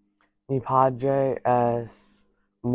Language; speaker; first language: Spanish; non-native, learner; English